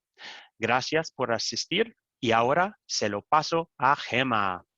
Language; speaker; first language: Spanish; non-native, learner; English